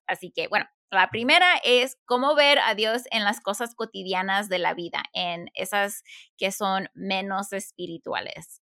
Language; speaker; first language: Spanish; early bilingual, heritage; Spanish